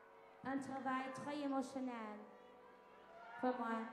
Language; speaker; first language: French; non-native, learner; English